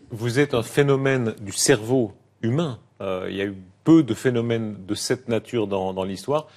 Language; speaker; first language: French; native; French